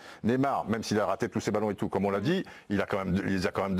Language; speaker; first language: French; native; French